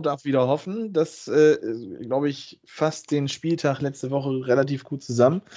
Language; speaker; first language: German; native; German